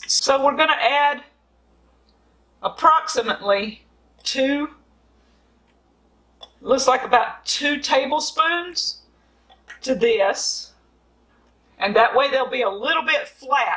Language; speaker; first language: English; native; English